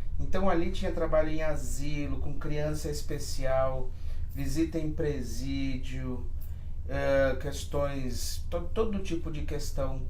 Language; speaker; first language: Portuguese; early bilingual, other home language; Spanish